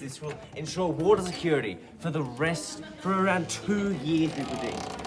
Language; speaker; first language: English; native; English